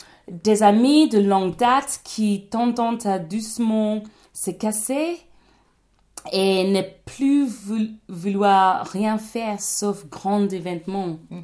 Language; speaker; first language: French; non-native, learner; English